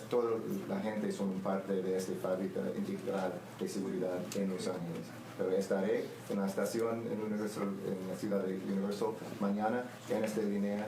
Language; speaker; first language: Spanish; non-native, learner; English